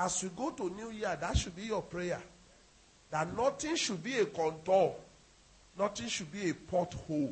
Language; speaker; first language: English; non-native, local second language; Yoruba